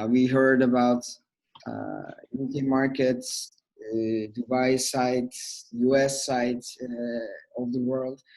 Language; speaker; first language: English; non-native, fluent; Turkish